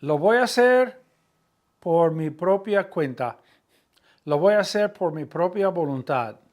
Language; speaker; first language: Spanish; non-native, fluent; English